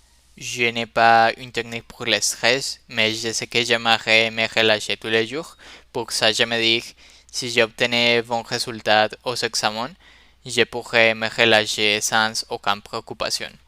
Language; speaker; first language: French; non-native, learner; Spanish